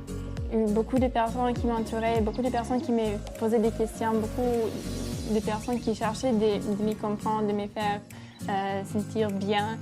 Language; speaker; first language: French; non-native, fluent; Italian